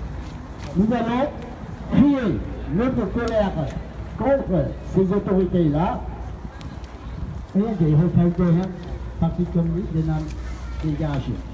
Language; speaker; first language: French; non-native, fluent; Vietnamese